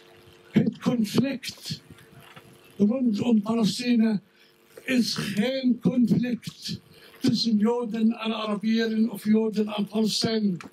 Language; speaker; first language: Dutch; non-native, fluent; Arabic